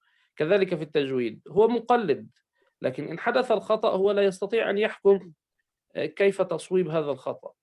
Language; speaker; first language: Arabic; native; Arabic